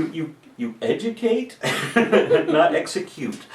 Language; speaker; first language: English; native; English